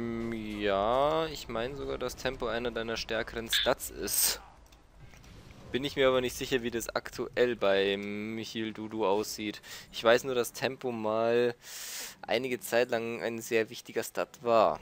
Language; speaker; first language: German; native; German